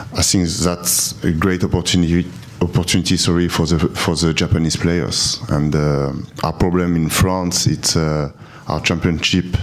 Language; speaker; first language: English; non-native, learner; French